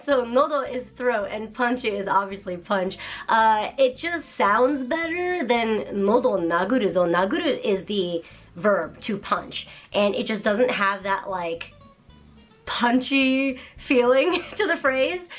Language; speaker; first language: English; early bilingual, other home language; Japanese